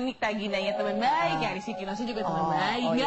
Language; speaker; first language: Indonesian; native; Indonesian